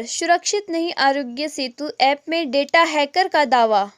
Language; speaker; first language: Hindi; native; Hindi